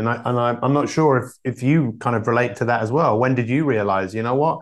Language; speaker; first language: English; native; English